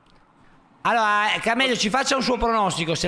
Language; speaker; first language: Italian; native; Italian